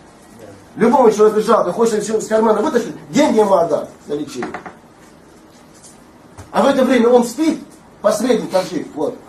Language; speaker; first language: Russian; non-native, fluent; Tajik